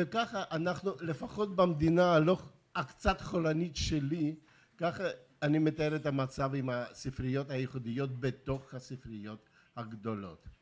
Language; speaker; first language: Hebrew; non-native, fluent; Russian